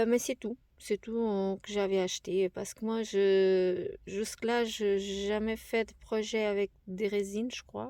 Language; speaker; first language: French; non-native, fluent; Portuguese